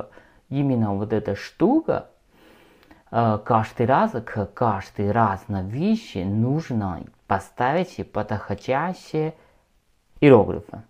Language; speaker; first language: Russian; non-native, learner; Chinese